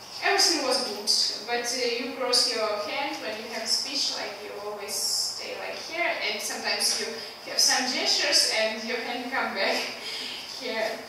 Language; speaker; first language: English; non-native, learner; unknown